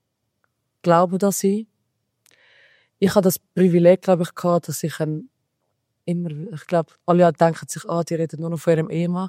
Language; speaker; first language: German; early bilingual, other home language; Albanian